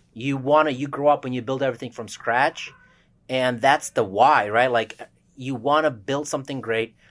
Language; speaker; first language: English; early bilingual, other home language; Russian